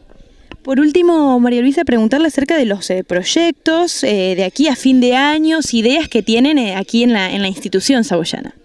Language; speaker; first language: Spanish; native; Spanish